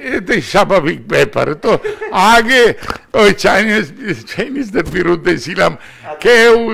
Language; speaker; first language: Bangla; non-native, fluent; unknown